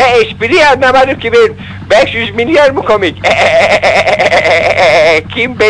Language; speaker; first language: Turkish; native; Turkish